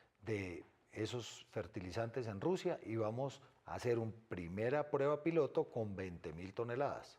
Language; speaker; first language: Spanish; native; Spanish